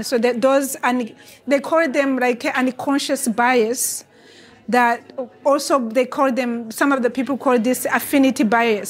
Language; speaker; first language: English; non-native, fluent; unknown